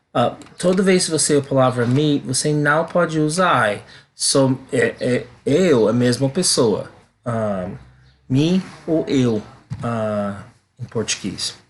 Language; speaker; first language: Portuguese; non-native, learner; English